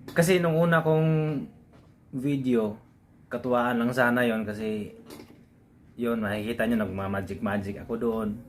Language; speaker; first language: Filipino; non-native, local second language; Cebuano